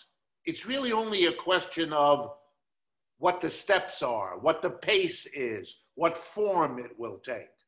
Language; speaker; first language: English; early bilingual, other home language; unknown